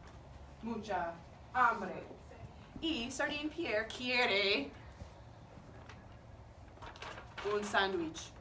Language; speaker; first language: Spanish; non-native, learner; English